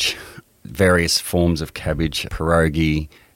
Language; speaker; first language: English; native; English